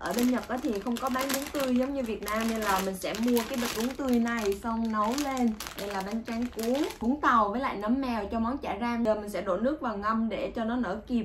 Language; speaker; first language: Vietnamese; native; Vietnamese